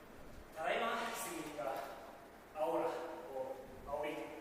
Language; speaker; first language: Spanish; non-native, learner; Japanese